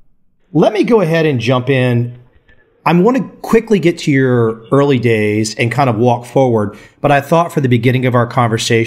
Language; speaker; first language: English; native; English